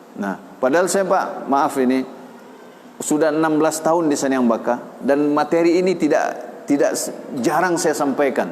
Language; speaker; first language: Malay; non-native, local second language; Minangkabau